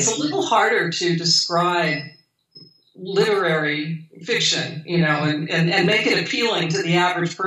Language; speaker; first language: English; native; English